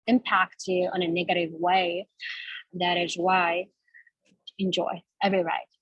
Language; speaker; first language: English; non-native, fluent; Kazakh